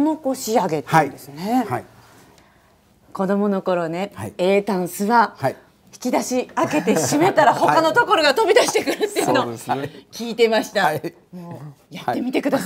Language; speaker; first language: Japanese; native; Japanese